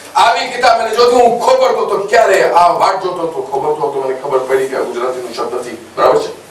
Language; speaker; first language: Gujarati; non-native, local second language; Kachhi